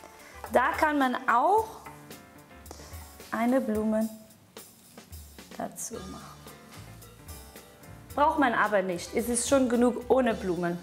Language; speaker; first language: German; non-native, fluent; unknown